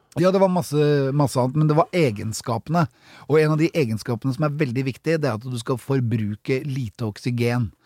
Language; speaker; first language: Norwegian; native; Norwegian